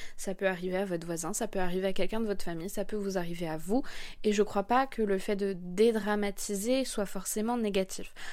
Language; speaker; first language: French; native; French